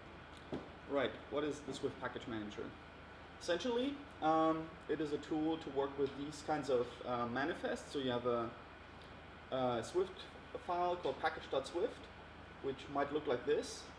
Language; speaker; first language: English; non-native, fluent; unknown